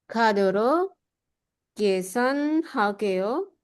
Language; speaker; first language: Korean; non-native, learner; Indonesian